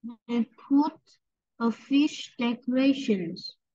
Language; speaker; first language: English; non-native, learner; Vietnamese